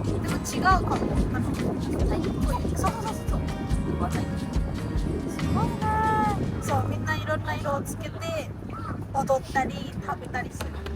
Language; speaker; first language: Japanese; non-native, fluent; Hindi